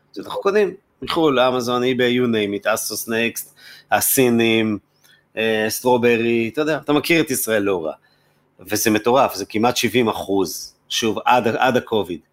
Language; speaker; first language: Hebrew; native; Hebrew